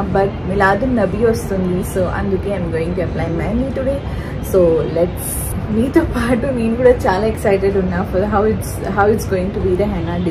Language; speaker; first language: Telugu; non-native, local second language; Urdu